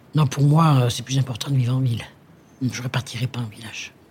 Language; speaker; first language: French; native; French